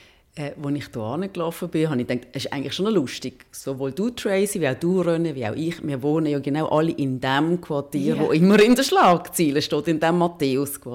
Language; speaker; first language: German; native; German